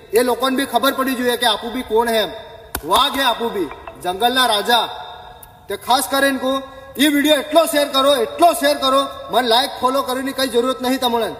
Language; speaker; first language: Gujarati; non-native, local second language; Bhili